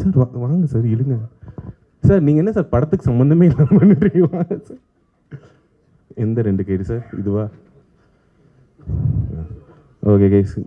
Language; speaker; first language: Tamil; native; Tamil